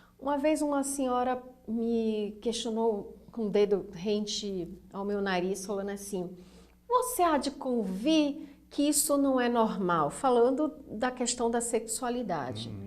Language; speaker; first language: Portuguese; native; Portuguese